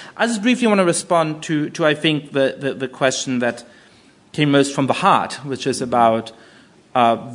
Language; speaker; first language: English; non-native, fluent; German